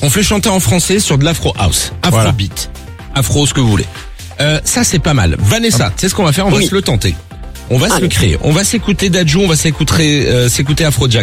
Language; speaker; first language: French; native; French